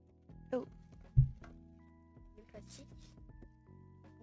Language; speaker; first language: French; native; French